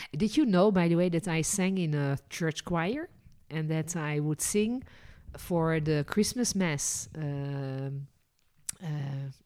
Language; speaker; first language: English; non-native, fluent; Dutch